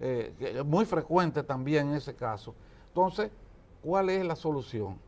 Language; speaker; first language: Spanish; native; Spanish